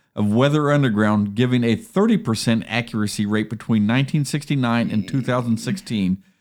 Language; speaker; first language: English; native; English